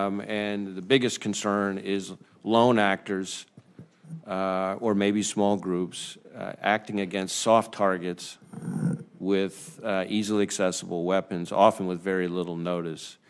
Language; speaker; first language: English; native; English